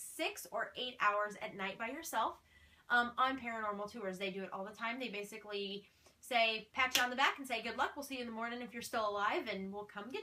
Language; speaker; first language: English; native; English